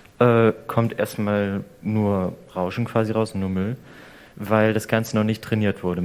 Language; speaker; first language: German; native; German